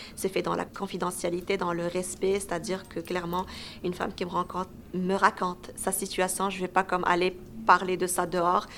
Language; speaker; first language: French; non-native, local second language; Arabic